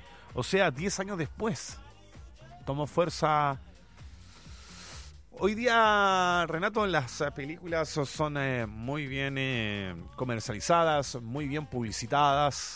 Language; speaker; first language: Spanish; native; Spanish